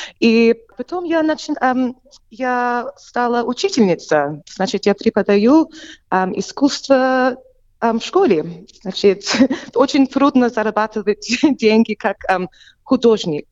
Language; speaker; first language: Russian; early bilingual, heritage; English